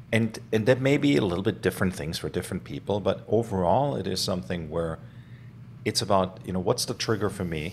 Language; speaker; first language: English; non-native, fluent; German